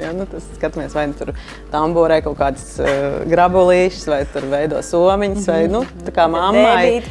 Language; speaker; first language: Latvian; native; Latvian